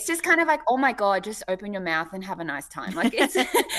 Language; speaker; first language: English; native; English